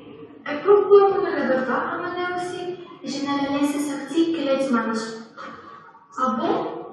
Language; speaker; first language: French; non-native, learner; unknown